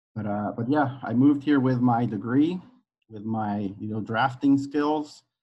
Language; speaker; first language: English; non-native, fluent; Spanish